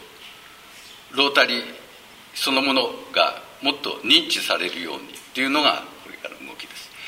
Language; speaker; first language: Japanese; native; Japanese